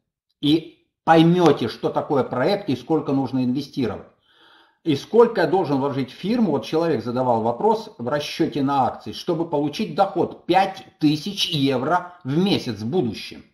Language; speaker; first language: Russian; native; Russian